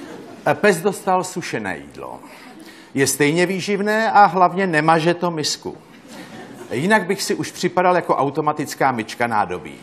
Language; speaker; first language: Czech; native; Czech